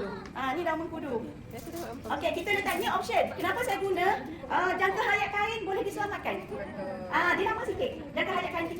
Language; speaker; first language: Malay; native; Malay